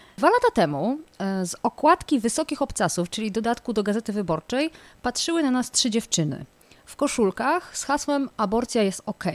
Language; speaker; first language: Polish; native; Polish